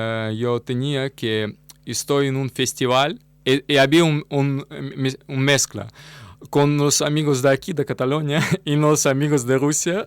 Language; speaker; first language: Spanish; non-native, learner; Russian